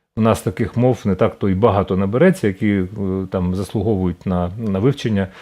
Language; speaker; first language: Ukrainian; native; Ukrainian